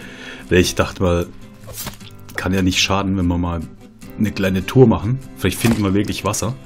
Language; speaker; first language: German; native; German